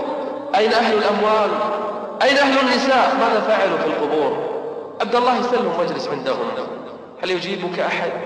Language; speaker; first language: Arabic; native; Arabic